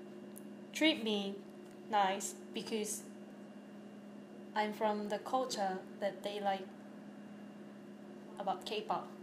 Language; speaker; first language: English; non-native, fluent; Korean